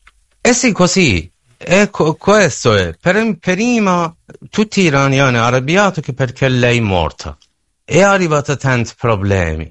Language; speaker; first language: Italian; non-native, learner; Persian